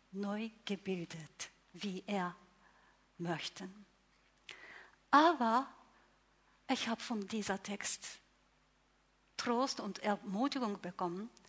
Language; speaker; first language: German; non-native, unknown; Japanese